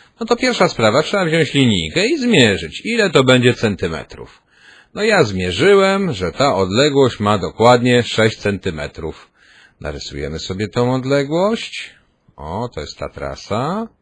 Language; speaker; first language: Polish; native; Polish